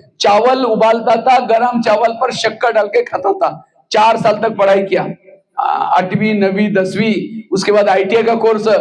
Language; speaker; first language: Hindi; non-native, local second language; Marathi